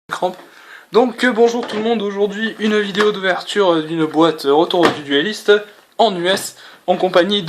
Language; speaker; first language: French; native; French